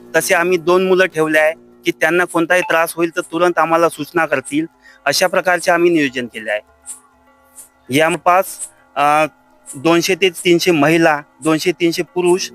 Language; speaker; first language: Marathi; non-native, local second language; Lambadi